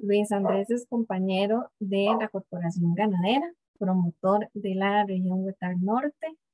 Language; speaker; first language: Spanish; native; Spanish